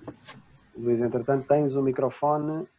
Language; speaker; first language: Portuguese; native; Portuguese